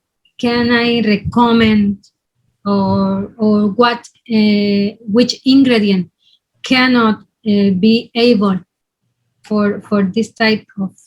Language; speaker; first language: English; non-native, learner; Spanish